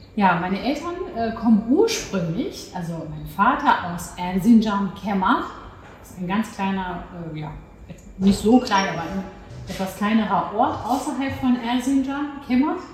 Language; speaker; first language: German; early bilingual, other home language; Turkish